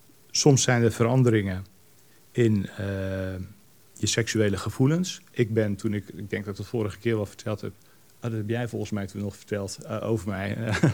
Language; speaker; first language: Dutch; native; Dutch